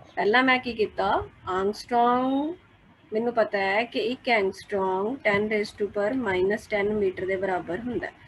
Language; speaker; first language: Hindi; non-native, local second language; Punjabi